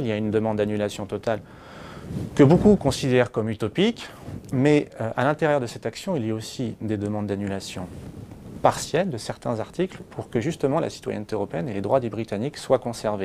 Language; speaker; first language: French; native; French